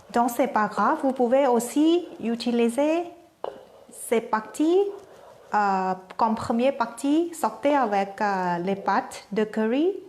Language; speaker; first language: French; non-native, learner; Thai